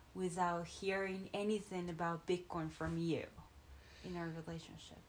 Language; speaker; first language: English; non-native, fluent; Japanese